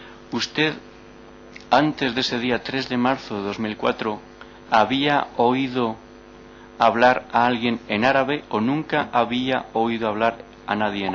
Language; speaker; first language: Spanish; native; Spanish